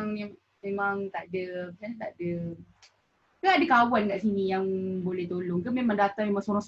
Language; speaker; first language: Malay; native; Malay